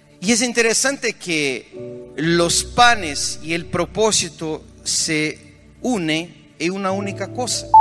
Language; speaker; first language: Spanish; non-native, fluent; Portuguese